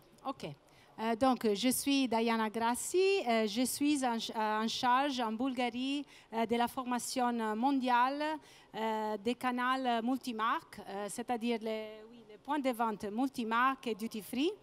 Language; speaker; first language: French; non-native, fluent; Italian